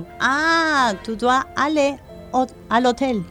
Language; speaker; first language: French; non-native, learner; Spanish